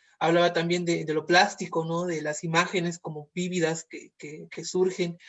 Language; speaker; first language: Spanish; native; Spanish